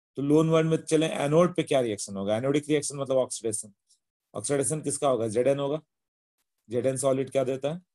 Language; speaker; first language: Hindi; native; Hindi